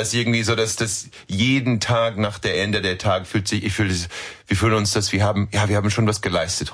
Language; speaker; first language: German; non-native, fluent; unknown